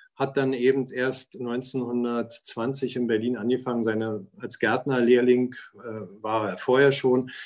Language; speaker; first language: German; native; German